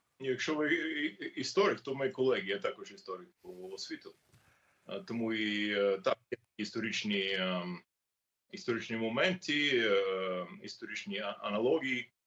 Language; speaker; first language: Ukrainian; non-native, learner; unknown